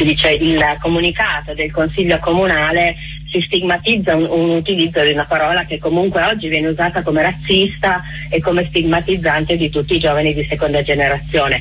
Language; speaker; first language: Italian; native; Italian